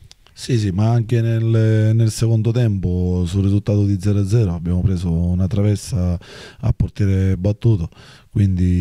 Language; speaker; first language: Italian; native; Italian